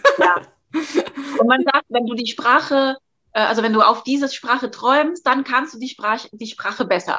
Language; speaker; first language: German; non-native, fluent; Catalan